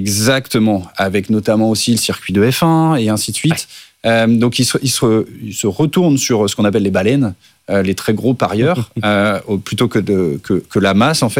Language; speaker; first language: French; native; French